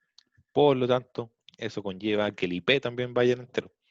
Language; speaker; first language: Spanish; native; Spanish